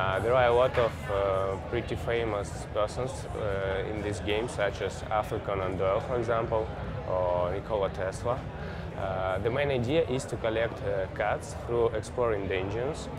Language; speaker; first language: English; non-native, fluent; Russian